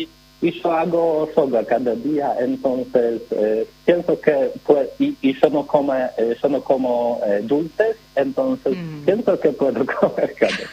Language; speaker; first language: Spanish; non-native, learner; Polish